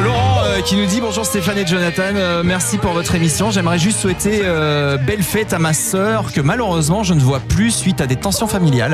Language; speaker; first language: French; native; French